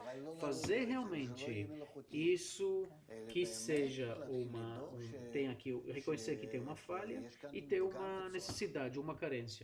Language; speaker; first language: Portuguese; non-native, fluent; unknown